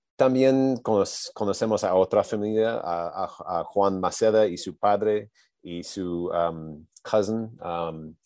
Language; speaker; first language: Spanish; non-native, learner; English